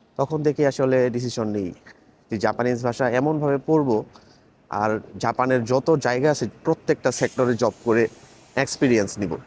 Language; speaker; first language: Bangla; native; Bangla